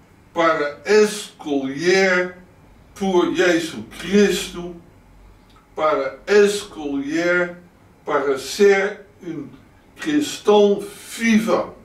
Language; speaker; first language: Portuguese; non-native, learner; Dutch